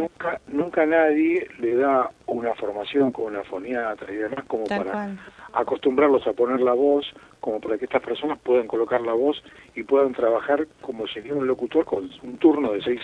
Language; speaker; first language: Spanish; native; Spanish